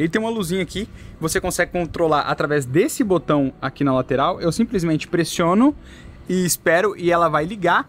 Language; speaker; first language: Portuguese; native; Portuguese